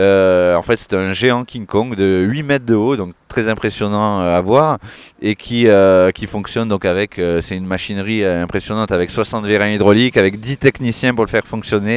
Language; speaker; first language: French; native; French